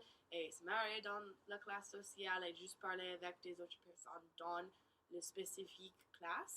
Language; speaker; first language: French; non-native, learner; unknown